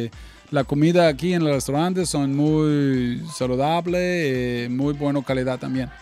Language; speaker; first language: Spanish; non-native, learner; English